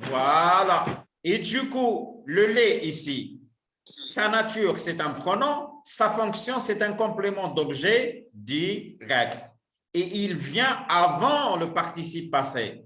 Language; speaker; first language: French; non-native, local second language; Arabic